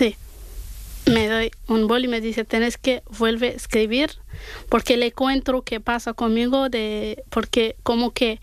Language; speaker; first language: Spanish; non-native, learner; Arabic